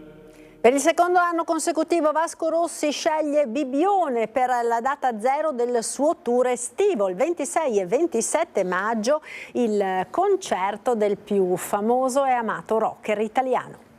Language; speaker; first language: Italian; native; Italian